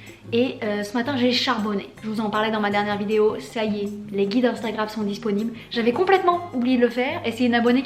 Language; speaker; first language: French; native; French